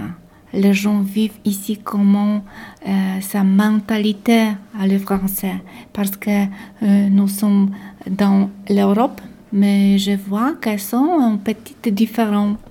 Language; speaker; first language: French; non-native, learner; Polish